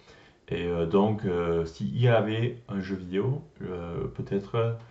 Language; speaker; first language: French; non-native, learner; English